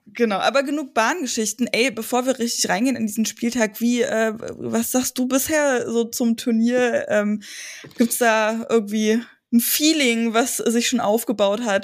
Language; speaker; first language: German; native; German